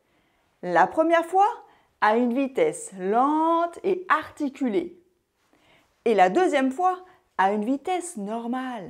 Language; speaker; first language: French; native; French